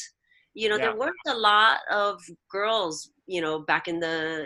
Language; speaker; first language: English; early bilingual, other home language; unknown